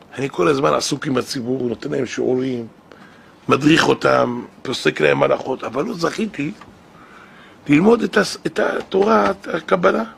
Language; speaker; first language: Hebrew; native; Hebrew